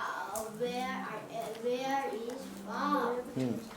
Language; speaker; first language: English; non-native, learner; Korean